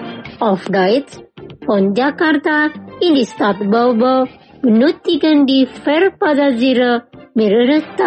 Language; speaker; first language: German; non-native, fluent; Indonesian